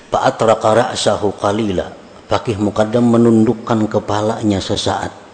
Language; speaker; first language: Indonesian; non-native, local second language; Banjar